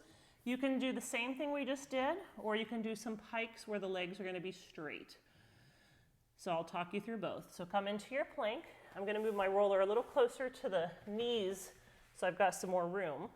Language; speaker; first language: English; native; English